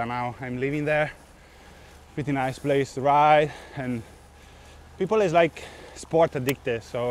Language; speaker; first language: English; non-native, fluent; Italian